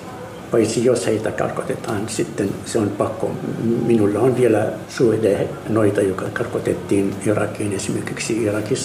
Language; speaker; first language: Finnish; non-native, learner; Arabic